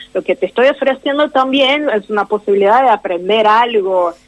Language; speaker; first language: Spanish; non-native, fluent; Portuguese